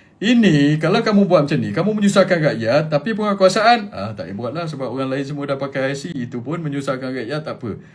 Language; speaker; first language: Malay; native; Malay